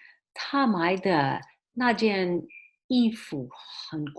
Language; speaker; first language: Chinese; early bilingual, heritage; Chinese